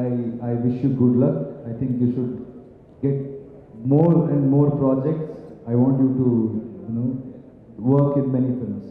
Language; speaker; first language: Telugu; non-native, learner; Kannada